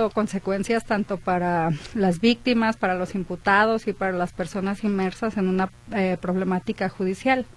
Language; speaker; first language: Spanish; native; Spanish